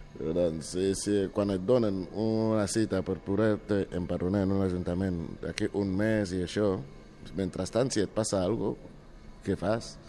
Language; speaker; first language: Catalan; non-native, fluent; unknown